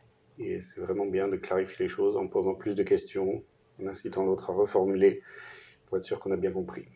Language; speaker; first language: French; native; French